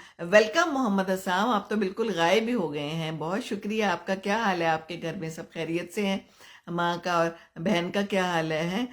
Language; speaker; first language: Urdu; non-native, local second language; Punjabi